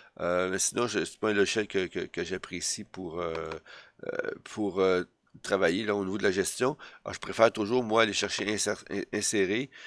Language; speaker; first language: French; native; French